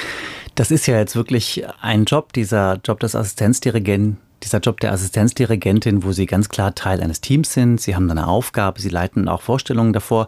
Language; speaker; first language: German; native; German